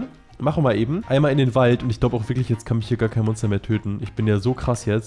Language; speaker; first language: German; native; German